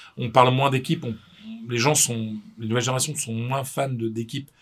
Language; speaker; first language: French; native; French